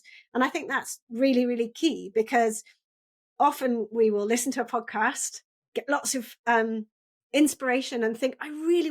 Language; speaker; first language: English; native; English